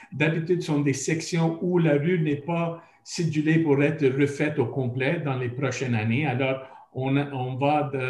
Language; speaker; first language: French; non-native, local second language; English